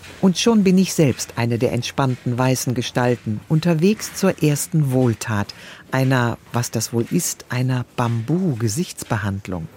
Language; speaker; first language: German; native; German